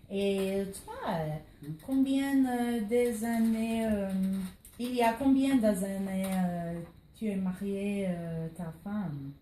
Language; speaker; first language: French; non-native, learner; English